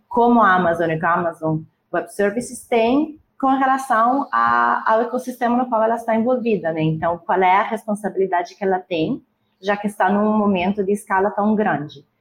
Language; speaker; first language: Portuguese; non-native, fluent; Italian